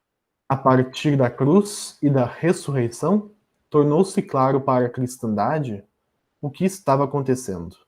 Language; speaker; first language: Portuguese; native; Portuguese